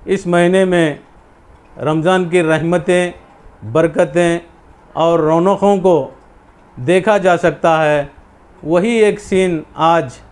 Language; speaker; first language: Hindi; native; Hindi